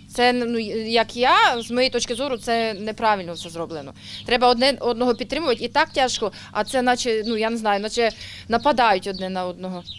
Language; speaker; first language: Ukrainian; native; Ukrainian